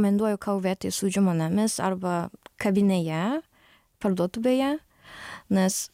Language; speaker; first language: Lithuanian; non-native, learner; Japanese